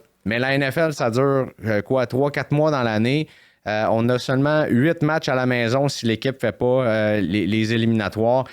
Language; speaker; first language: French; native; French